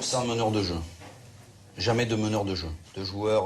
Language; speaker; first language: French; native; French